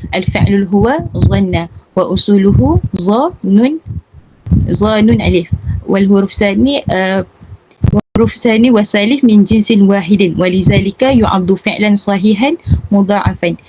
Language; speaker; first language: Arabic; non-native, learner; Malay